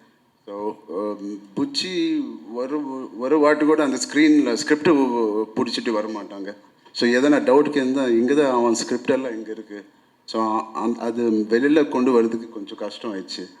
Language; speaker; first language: Tamil; non-native, local second language; Telugu